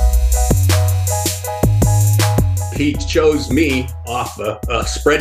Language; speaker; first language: English; native; English